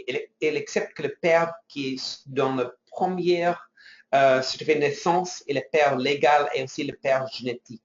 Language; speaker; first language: French; non-native, fluent; English